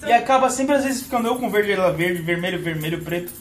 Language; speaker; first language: Portuguese; native; Portuguese